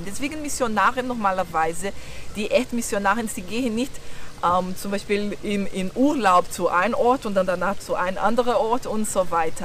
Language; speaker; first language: German; non-native, learner; Portuguese